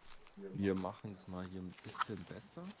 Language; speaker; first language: German; native; German